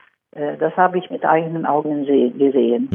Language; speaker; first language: German; non-native, fluent; Swedish